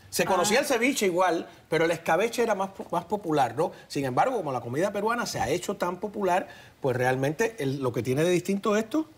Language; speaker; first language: Spanish; native; Spanish